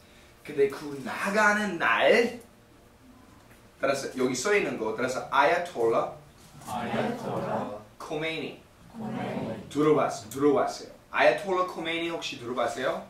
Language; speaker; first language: Korean; non-native, fluent; English